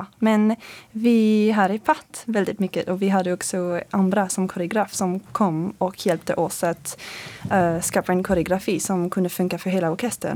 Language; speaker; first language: Swedish; non-native, fluent; French